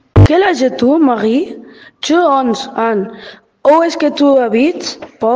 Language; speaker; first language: French; non-native, learner; Catalan